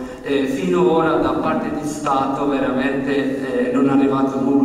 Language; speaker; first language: Italian; non-native, learner; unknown